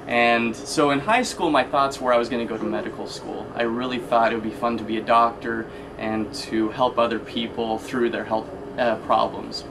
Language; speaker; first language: English; native; English